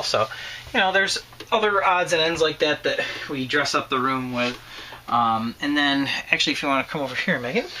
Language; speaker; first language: English; native; English